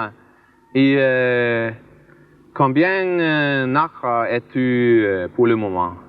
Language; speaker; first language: French; non-native, learner; Danish